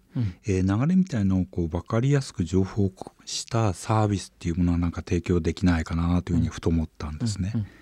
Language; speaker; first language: Japanese; native; Japanese